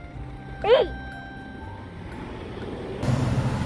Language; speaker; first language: Korean; non-native, learner; Cantonese